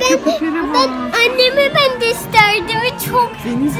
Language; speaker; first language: Turkish; early bilingual, heritage; Turkish